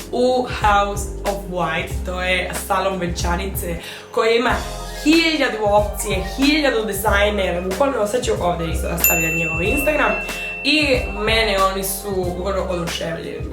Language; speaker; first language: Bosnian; non-native, fluent; Spanish